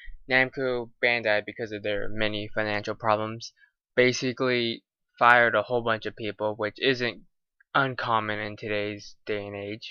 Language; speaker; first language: English; native; English